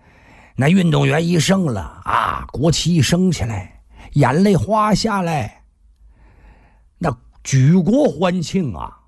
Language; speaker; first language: Chinese; native; Chinese